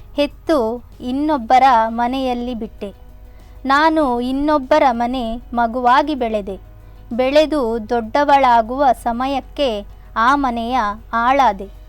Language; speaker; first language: Kannada; native; Kannada